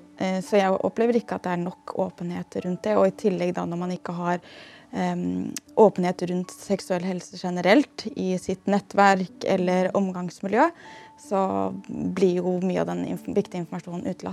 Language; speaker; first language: Norwegian; native; Norwegian